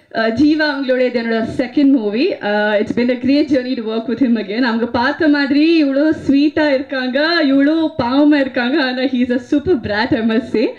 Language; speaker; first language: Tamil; non-native, fluent; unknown